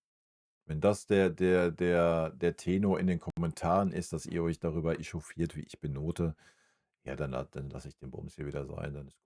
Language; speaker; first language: German; native; German